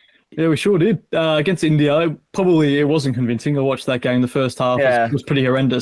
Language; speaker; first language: English; native; English